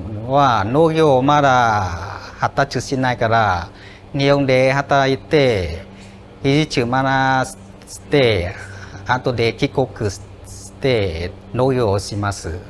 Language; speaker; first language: Japanese; non-native, learner; Vietnamese